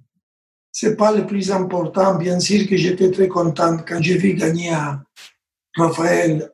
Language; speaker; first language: French; non-native, learner; Spanish